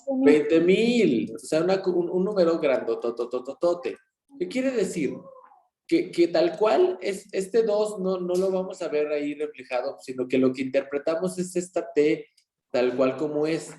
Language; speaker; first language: Spanish; native; Spanish